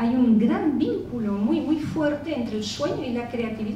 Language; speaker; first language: Spanish; native; Spanish